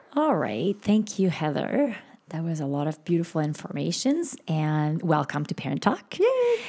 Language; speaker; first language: English; non-native, fluent; French